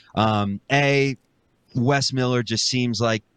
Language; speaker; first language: English; native; English